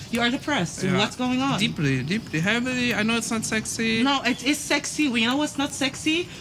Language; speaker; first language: English; early bilingual, other home language; Persian